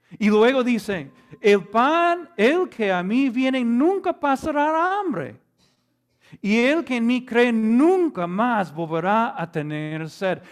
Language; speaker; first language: Spanish; non-native, fluent; English